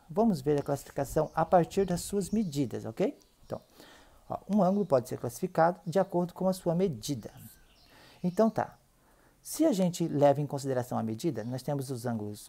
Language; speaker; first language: Portuguese; native; Portuguese